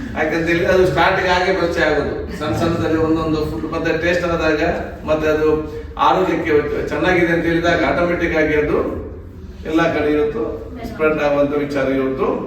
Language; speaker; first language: Kannada; non-native, local second language; Malayalam